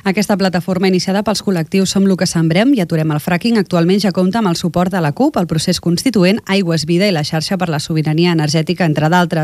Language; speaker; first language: Catalan; native; Catalan